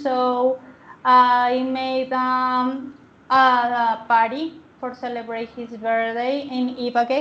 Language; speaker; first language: English; non-native, learner; Spanish